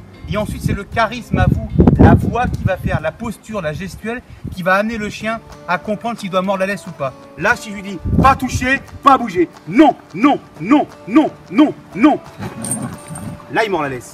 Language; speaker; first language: French; native; French